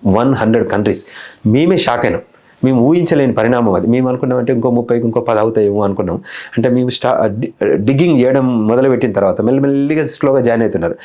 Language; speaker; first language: Telugu; native; Telugu